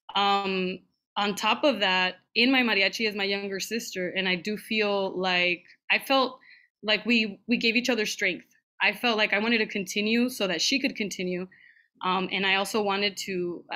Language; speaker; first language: English; native; English